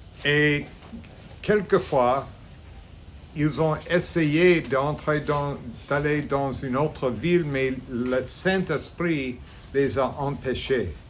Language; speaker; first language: French; non-native, fluent; English